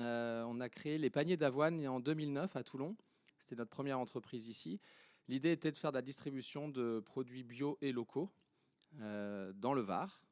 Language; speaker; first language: French; native; French